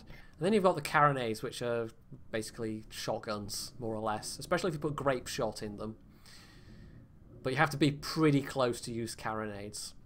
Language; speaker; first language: English; native; English